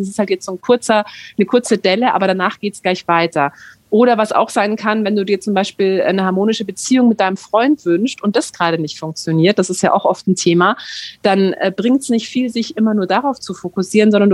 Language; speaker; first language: German; native; German